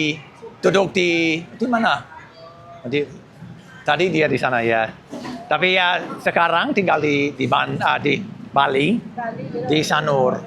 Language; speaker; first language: Indonesian; non-native, learner; English